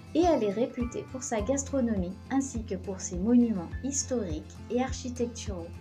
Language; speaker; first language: French; early bilingual, heritage; French